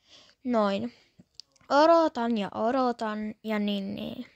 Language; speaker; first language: Finnish; early bilingual, other home language; Polish